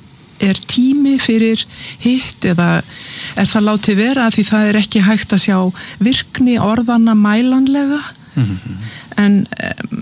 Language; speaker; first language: Icelandic; native; Icelandic